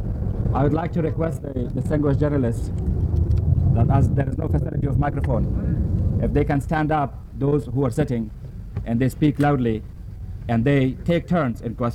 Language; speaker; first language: English; non-native, fluent; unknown